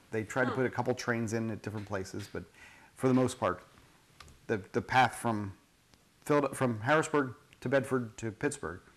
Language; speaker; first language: English; native; English